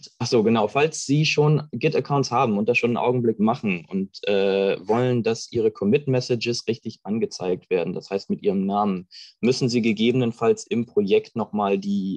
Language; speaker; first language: German; native; German